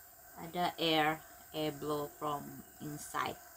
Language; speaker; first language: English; non-native, local second language; Malay